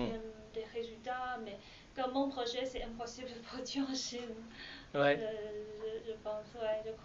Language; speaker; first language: French; non-native, learner; Chinese